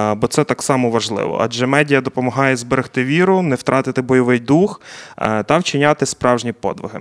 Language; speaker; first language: Ukrainian; native; Ukrainian